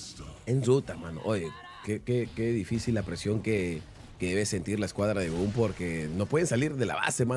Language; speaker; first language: Spanish; native; Spanish